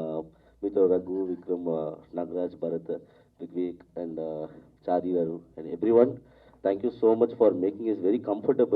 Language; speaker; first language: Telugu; non-native, learner; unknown